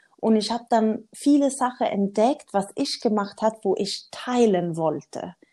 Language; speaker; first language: German; non-native, learner; Swedish